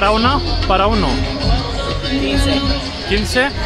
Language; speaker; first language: Spanish; non-native, learner; Greek